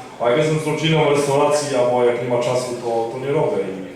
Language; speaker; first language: Polish; early bilingual, heritage; Polish